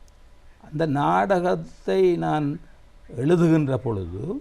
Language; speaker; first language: Tamil; native; Tamil